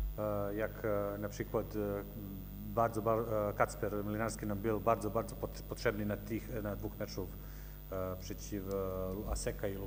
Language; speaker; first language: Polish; non-native, learner; Serbian